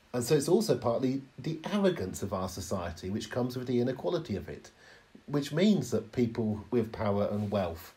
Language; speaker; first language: English; native; English